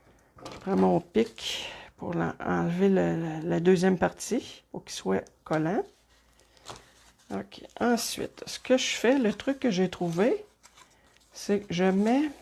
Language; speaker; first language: French; native; French